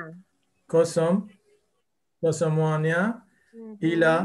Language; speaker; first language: Indonesian; non-native, learner; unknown